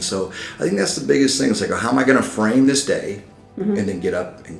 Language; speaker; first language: English; native; English